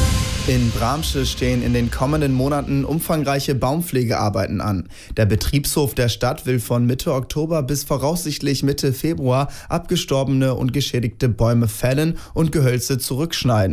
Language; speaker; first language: German; native; German